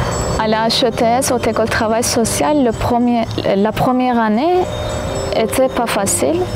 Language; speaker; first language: French; non-native, fluent; Kurdish